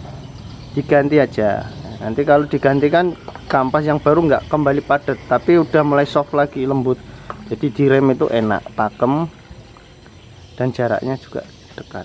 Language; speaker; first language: Indonesian; native; Indonesian